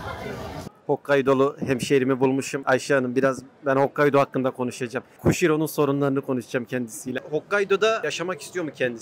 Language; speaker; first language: Turkish; native; Turkish